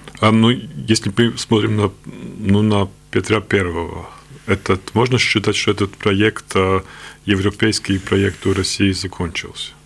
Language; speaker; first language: Russian; non-native, local second language; Latvian